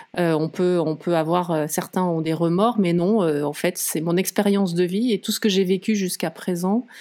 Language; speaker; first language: French; native; French